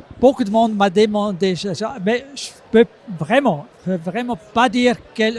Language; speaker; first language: French; non-native, local second language; German